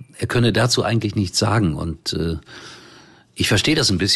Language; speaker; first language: German; native; German